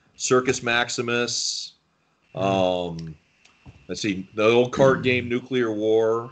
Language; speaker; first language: English; native; English